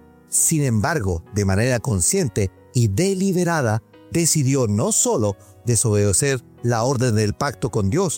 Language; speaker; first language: Spanish; native; Spanish